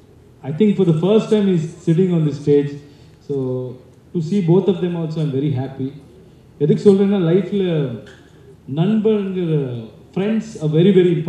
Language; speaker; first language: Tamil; non-native, learner; Kannada